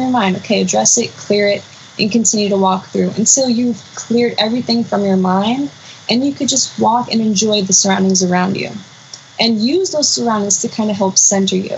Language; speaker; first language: English; native; English